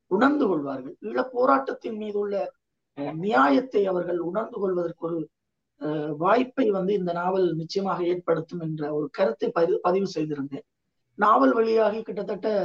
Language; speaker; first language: Tamil; native; Tamil